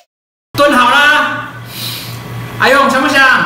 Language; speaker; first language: Chinese; native; Chinese